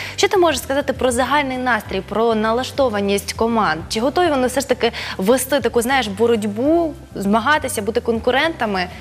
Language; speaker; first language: Ukrainian; native; Ukrainian